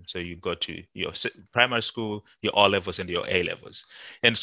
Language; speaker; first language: English; non-native, local second language; Shona